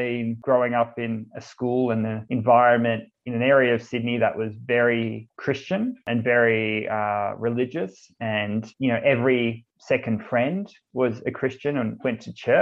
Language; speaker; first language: English; native; English